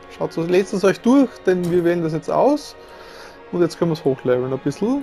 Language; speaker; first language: German; native; German